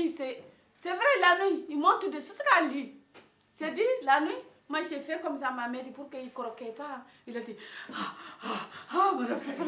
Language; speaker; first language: French; non-native, learner; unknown